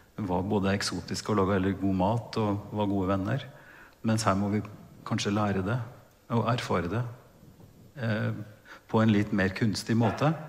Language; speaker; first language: Norwegian; native; Norwegian